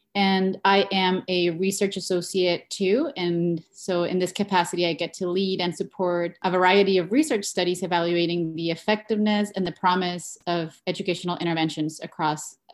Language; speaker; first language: English; non-native, fluent; Spanish